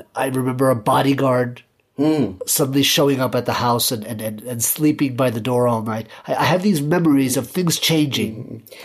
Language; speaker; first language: English; early bilingual, other home language; Spanish